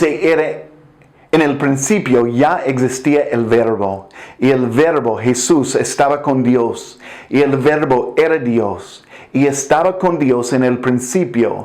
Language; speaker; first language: Spanish; non-native, fluent; English